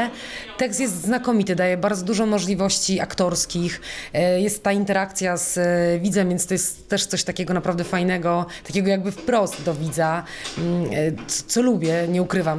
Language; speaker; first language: Polish; native; Polish